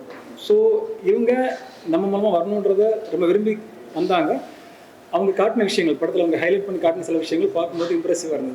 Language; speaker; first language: Tamil; native; Tamil